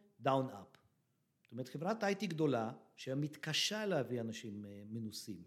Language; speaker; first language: Hebrew; early bilingual, other home language; Russian